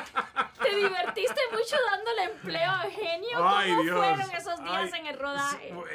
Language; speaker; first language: Spanish; native; Spanish